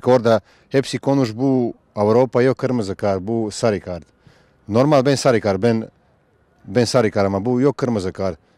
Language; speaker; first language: Turkish; non-native, learner; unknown